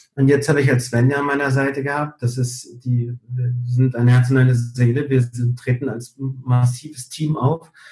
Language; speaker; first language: German; early bilingual, heritage; German